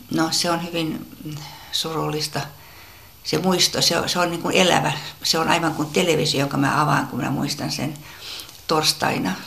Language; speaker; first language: Finnish; native; Finnish